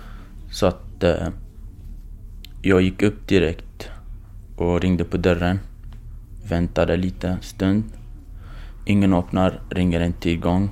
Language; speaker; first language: Swedish; non-native, fluent; Kurdish